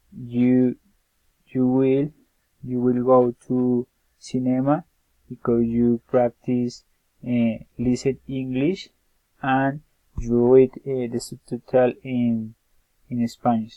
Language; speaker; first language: English; non-native, learner; Spanish